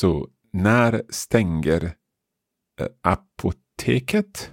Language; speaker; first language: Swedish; non-native, learner; English